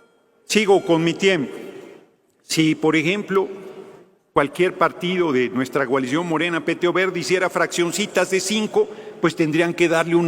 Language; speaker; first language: Spanish; native; Spanish